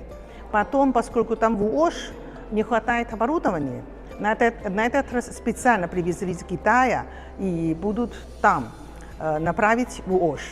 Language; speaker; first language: Russian; non-native, fluent; Chinese